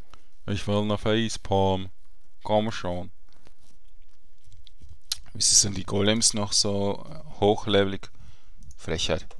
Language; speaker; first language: German; native; German